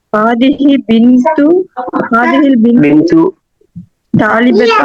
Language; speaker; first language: Arabic; non-native, learner; Tamil